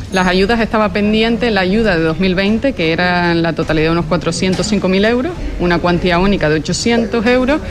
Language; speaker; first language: Spanish; native; Spanish